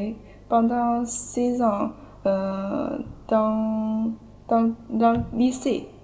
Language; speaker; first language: French; non-native, learner; Chinese